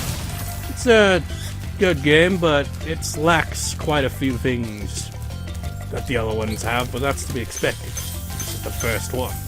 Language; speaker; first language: English; native; English